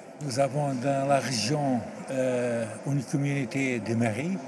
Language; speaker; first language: French; non-native, learner; Portuguese